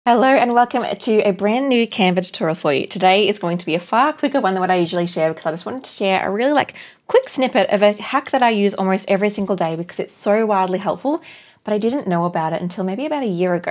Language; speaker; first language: English; native; English